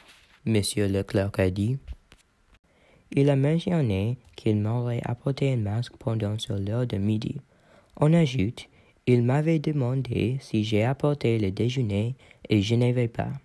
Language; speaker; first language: French; non-native, learner; English